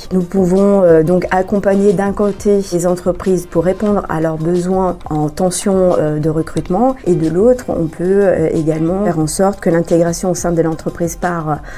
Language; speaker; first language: French; native; French